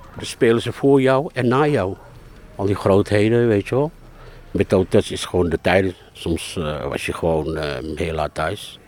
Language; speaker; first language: Dutch; early bilingual, other home language; Malay